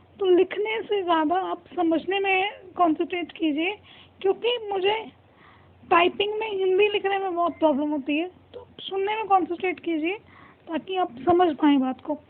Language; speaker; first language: Hindi; non-native, local second language; Punjabi